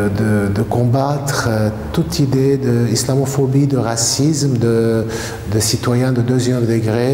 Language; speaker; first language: French; non-native, fluent; Arabic